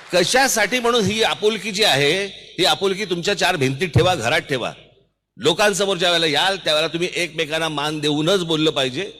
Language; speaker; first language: Marathi; native; Marathi